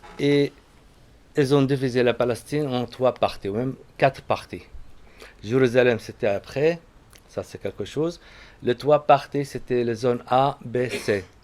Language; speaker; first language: French; non-native, fluent; Arabic